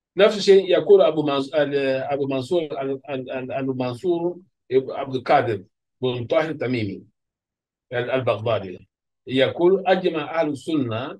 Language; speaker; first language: Arabic; non-native, fluent; Urdu